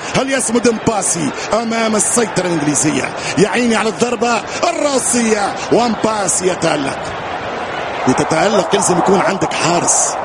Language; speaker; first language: Arabic; native; Arabic